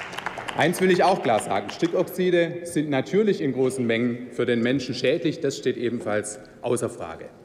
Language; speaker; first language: German; native; German